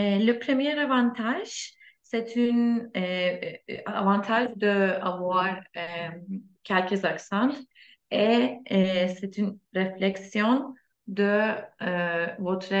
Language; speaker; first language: French; non-native, learner; Turkish